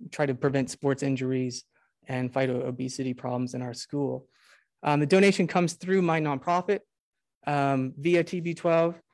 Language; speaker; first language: English; native; English